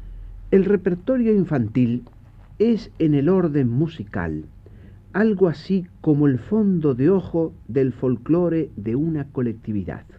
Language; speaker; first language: Spanish; native; Spanish